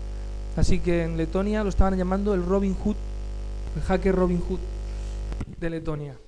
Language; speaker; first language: Spanish; native; Spanish